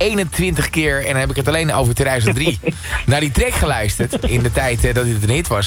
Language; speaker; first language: Dutch; native; Dutch